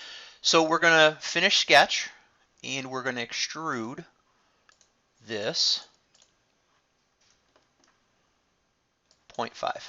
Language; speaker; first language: English; native; English